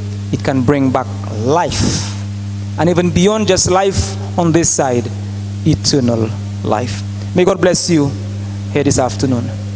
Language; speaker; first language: English; non-native, local second language; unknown